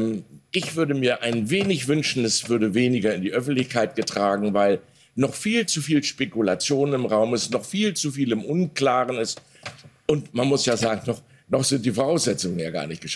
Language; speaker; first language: German; native; German